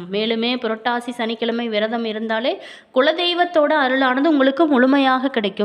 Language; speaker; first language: Tamil; native; Tamil